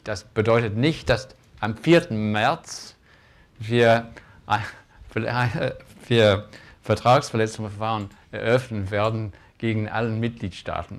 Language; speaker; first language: German; non-native, fluent; English